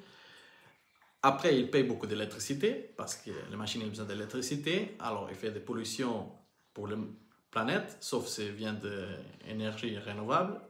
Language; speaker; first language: French; non-native, learner; Portuguese